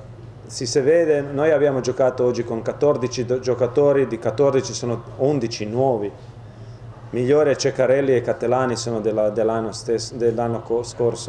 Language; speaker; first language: Italian; non-native, fluent; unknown